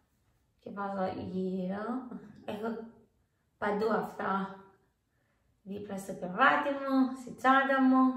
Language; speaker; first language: Greek; early bilingual, heritage; English